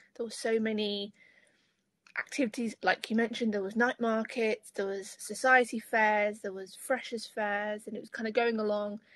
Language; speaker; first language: English; native; English